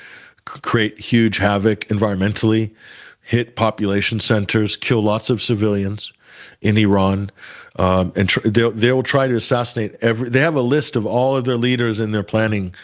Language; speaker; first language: English; native; English